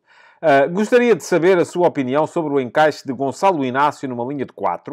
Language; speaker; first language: Portuguese; native; Portuguese